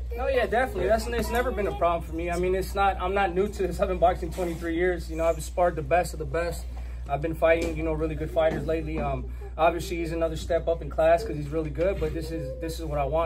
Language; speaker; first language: English; early bilingual, other home language; Spanish